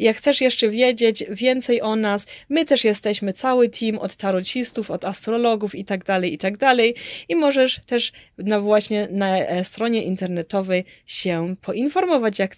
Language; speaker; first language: Polish; early bilingual, heritage; Polish